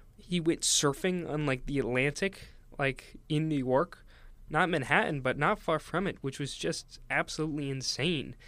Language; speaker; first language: English; native; English